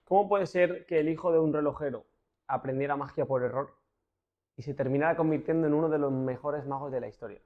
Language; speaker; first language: Spanish; native; Spanish